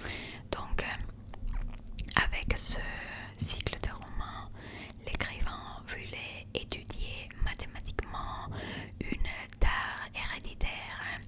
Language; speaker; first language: French; non-native, learner; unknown